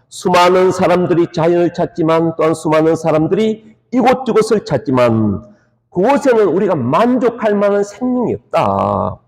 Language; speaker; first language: Korean; native; Korean